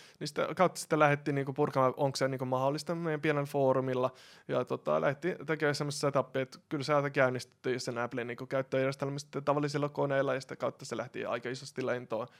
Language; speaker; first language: Finnish; early bilingual, other home language; Russian